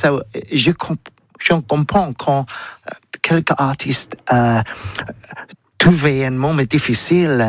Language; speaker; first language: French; non-native, learner; English